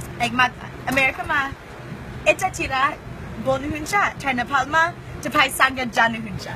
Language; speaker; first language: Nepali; non-native, learner; English